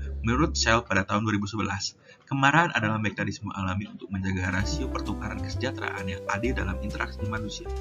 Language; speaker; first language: Indonesian; native; Indonesian